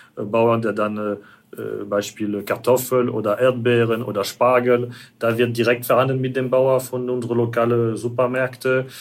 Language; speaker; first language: German; non-native, fluent; French